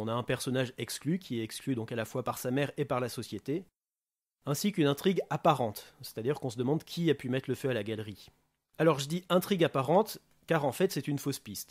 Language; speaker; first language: French; native; French